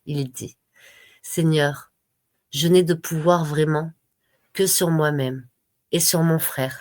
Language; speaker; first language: French; native; French